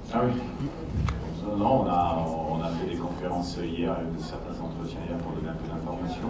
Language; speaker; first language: French; native; French